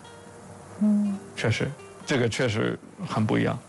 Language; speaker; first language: Chinese; non-native, fluent; English